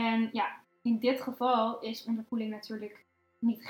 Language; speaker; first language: Dutch; native; Dutch